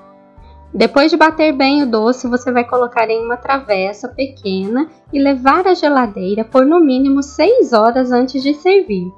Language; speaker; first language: Portuguese; native; Portuguese